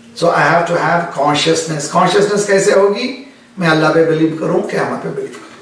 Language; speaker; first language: Urdu; native; Urdu